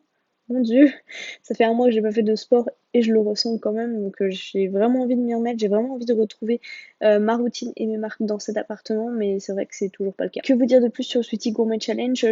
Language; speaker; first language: French; native; French